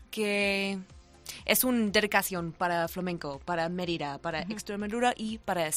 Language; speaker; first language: Spanish; non-native, learner; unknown